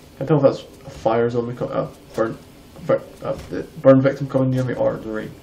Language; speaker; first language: English; native; English